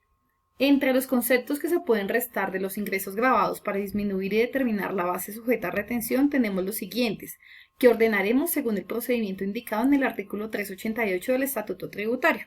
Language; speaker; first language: Spanish; native; Spanish